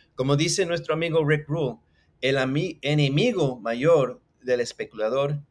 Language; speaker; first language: Spanish; non-native, local second language; English